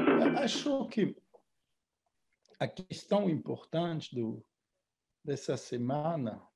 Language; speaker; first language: Portuguese; non-native, fluent; French